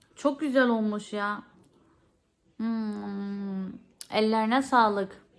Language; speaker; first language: Turkish; early bilingual, heritage; Turkish